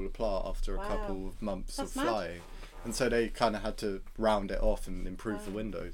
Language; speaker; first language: English; native; English